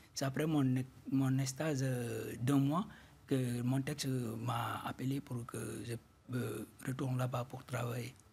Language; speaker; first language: French; non-native, fluent; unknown